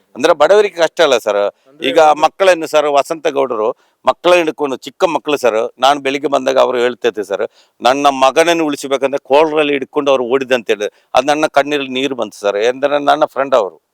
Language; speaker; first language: Kannada; native; Kannada